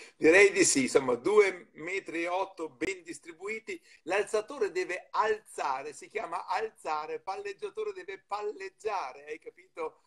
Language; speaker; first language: Italian; native; Italian